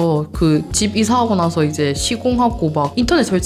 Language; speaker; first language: Korean; native; Korean